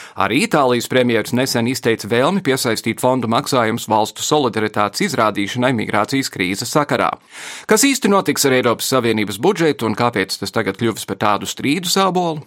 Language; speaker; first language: Latvian; early bilingual, heritage; Latvian